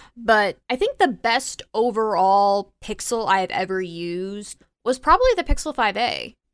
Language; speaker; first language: English; native; English